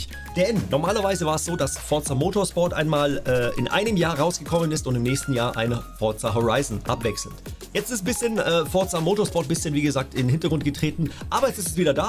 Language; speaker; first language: German; native; German